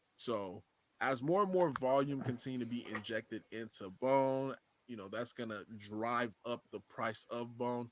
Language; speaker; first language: English; native; English